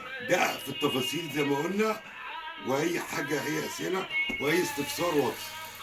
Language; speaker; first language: Arabic; native; Arabic